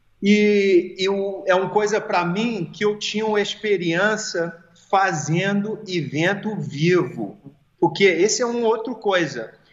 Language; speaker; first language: Portuguese; early bilingual, heritage; English